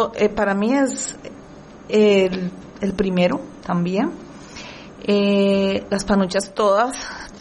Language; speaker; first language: Spanish; native; Spanish